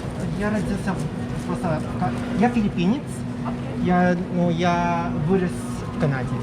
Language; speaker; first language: Russian; non-native, learner; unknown